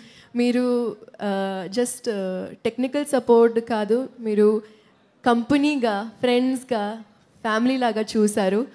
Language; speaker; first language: Telugu; non-native, local second language; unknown